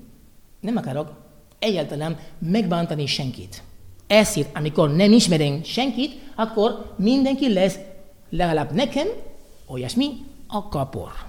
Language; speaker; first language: Hungarian; non-native, learner; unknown